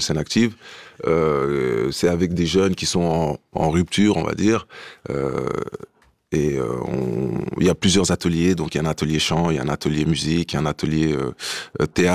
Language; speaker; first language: French; non-native, fluent; Romanian